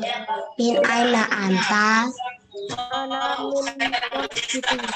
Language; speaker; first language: Arabic; non-native, learner; Indonesian